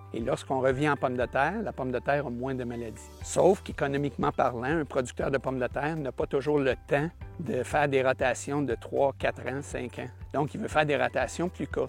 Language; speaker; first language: French; native; French